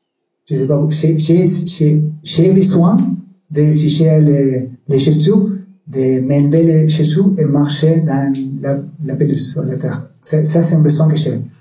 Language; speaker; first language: French; non-native, learner; Spanish